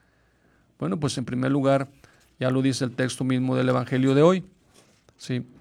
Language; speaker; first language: Spanish; native; Spanish